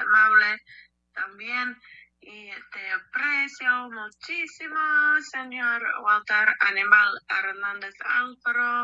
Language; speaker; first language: Spanish; non-native, learner; English